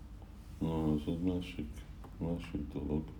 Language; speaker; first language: Hungarian; early bilingual, heritage; Hungarian